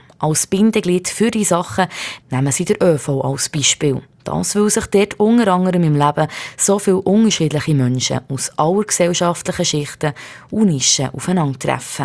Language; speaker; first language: German; native; German